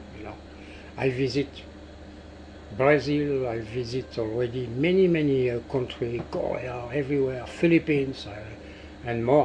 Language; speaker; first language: English; non-native, learner; French